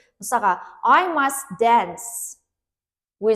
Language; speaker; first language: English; non-native, fluent; Kazakh